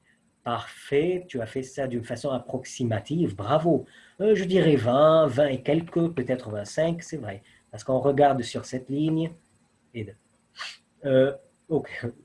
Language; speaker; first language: French; non-native, fluent; Arabic